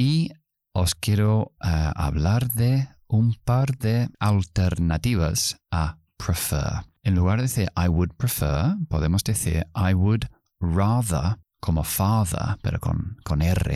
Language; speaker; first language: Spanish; non-native, fluent; English